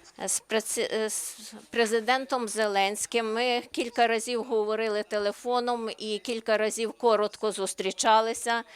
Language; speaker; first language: Ukrainian; non-native, learner; Slovenian